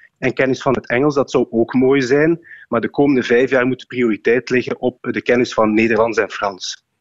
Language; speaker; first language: Dutch; native; Dutch